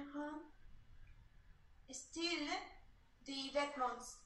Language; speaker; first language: French; non-native, learner; Spanish